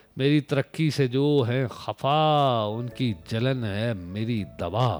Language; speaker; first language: Urdu; non-native, local second language; Punjabi